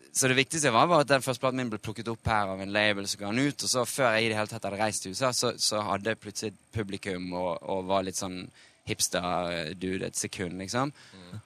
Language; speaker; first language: Norwegian; native; Norwegian